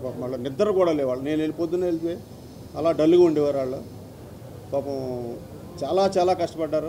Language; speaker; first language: Telugu; native; Telugu